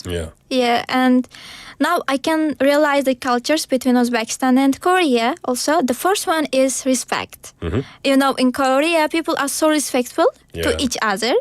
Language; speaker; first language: English; non-native, learner; Uzbek